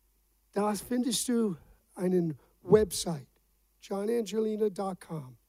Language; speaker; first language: German; non-native, fluent; English